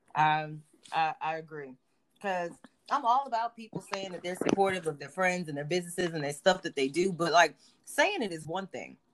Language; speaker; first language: English; native; English